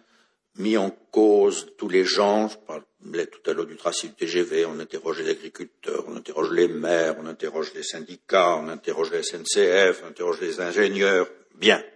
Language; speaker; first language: French; native; French